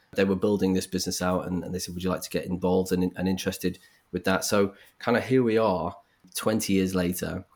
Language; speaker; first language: English; native; English